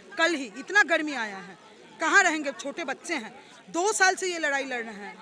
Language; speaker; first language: Hindi; non-native, local second language; Bangla